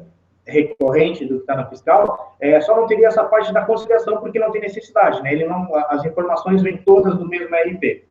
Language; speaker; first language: Portuguese; native; Portuguese